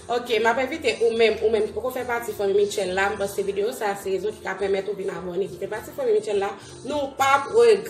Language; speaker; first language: French; non-native, learner; Haitian Creole